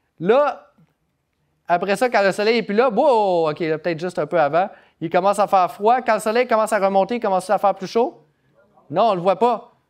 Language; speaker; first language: French; native; French